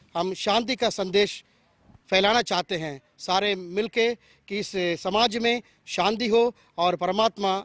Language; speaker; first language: Hindi; non-native, local second language; Punjabi